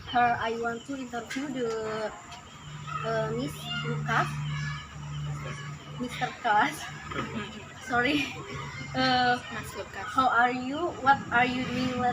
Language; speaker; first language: English; non-native, learner; Indonesian